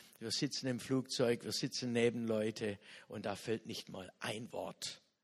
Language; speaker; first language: German; non-native, fluent; English